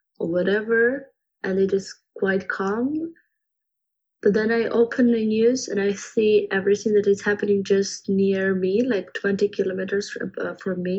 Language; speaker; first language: English; non-native, fluent; Ukrainian